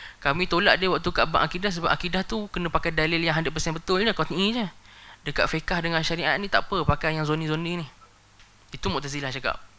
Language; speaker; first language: Malay; native; Malay